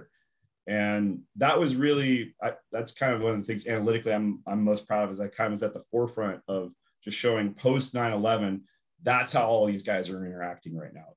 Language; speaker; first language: English; native; English